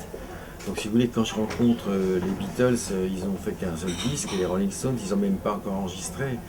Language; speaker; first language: French; native; French